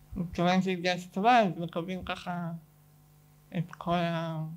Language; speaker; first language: Hebrew; native; Hebrew